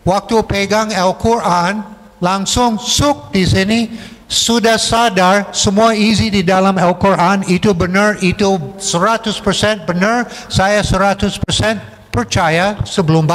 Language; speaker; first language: Indonesian; non-native, fluent; English